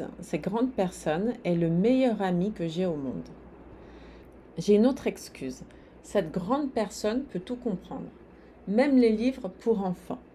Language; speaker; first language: French; non-native, fluent; Portuguese